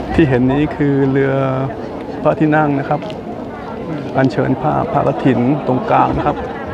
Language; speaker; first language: Thai; non-native, local second language; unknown